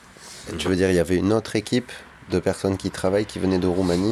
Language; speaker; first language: French; native; French